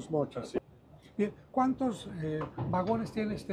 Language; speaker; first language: Spanish; native; Spanish